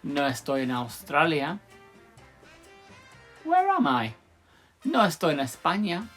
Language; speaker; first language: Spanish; non-native, fluent; English